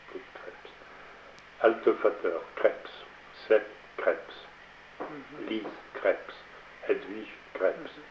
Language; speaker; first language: German; non-native, learner; French